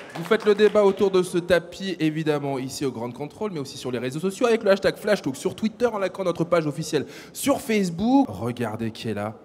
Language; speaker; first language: French; native; French